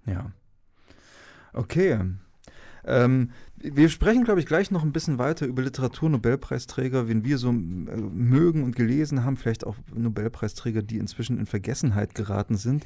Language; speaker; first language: German; native; German